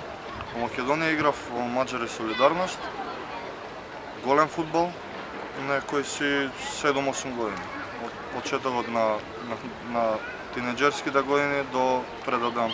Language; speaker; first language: Macedonian; native; Macedonian